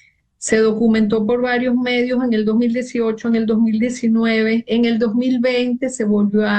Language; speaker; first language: Spanish; native; Spanish